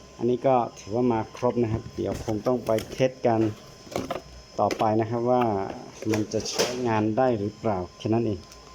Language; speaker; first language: Thai; non-native, local second language; Hmong